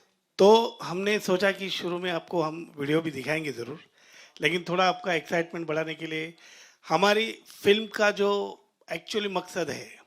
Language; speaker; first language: Hindi; native; Hindi